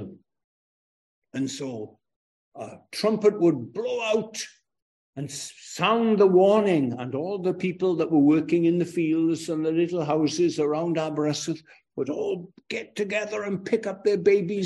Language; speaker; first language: English; native; English